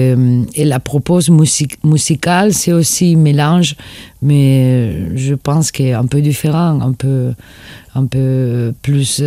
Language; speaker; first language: French; non-native, fluent; Spanish